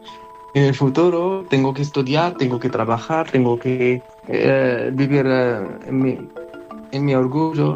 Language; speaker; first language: Spanish; non-native, learner; Arabic